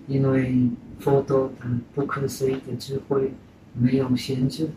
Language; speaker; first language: Chinese; non-native, fluent; Czech